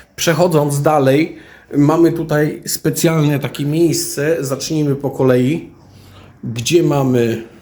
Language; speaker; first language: Polish; native; Polish